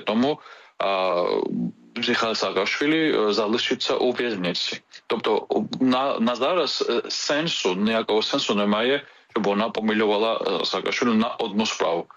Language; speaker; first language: Ukrainian; non-native, fluent; Georgian